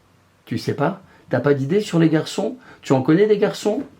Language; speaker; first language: French; native; French